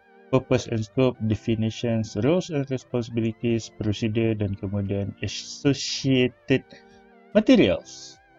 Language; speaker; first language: English; non-native, local second language; Malay